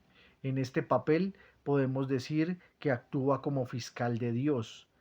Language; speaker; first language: Spanish; native; Spanish